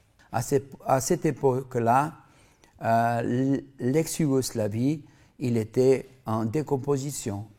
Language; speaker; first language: French; non-native, fluent; Macedonian